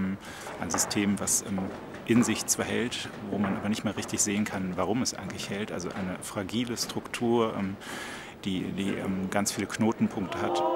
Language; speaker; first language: German; native; German